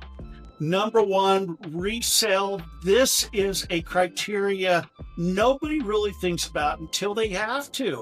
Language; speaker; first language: English; native; English